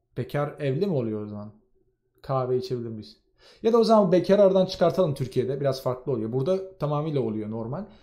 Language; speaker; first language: Turkish; native; Turkish